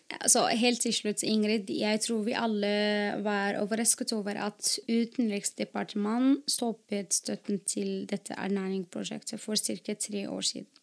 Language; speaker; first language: Norwegian; non-native, fluent; Arabic